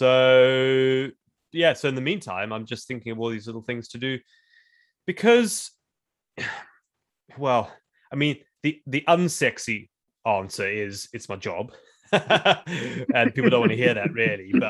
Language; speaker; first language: English; native; English